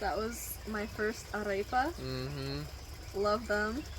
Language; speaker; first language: English; native; English